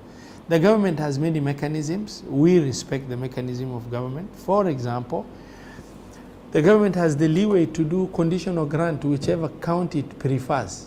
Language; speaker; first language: English; non-native, local second language; Somali